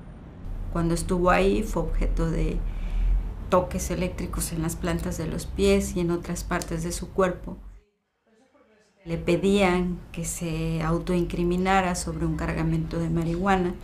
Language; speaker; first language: Spanish; native; Spanish